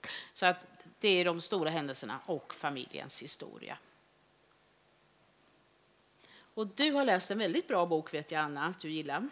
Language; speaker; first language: Swedish; native; Swedish